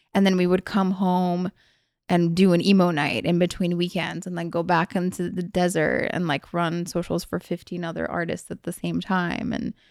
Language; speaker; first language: English; early bilingual, other home language; Hungarian